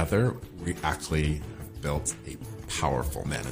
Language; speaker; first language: English; native; English